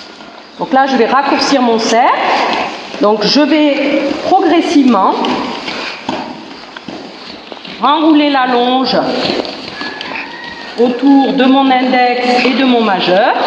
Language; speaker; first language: French; native; French